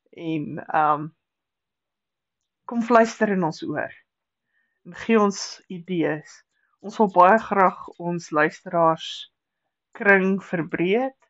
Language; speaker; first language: Afrikaans; native; Afrikaans